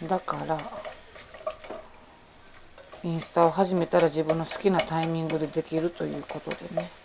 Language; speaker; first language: Japanese; native; Japanese